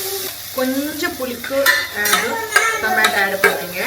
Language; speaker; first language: Tamil; non-native, learner; Malayalam